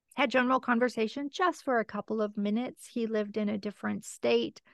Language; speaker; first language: English; native; English